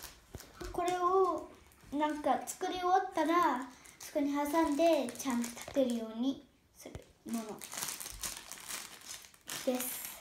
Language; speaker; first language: Japanese; early bilingual, heritage; Japanese